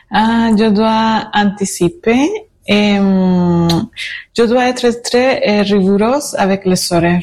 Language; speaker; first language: French; non-native, fluent; Spanish